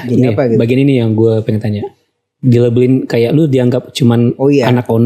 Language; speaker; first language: Indonesian; native; Indonesian